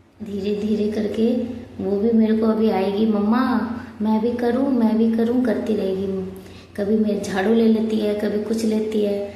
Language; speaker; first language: Hindi; non-native, local second language; Bangla